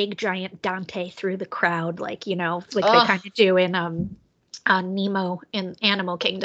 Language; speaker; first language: English; native; English